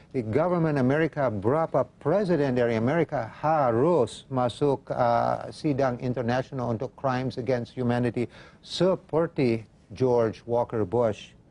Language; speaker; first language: Indonesian; non-native, fluent; English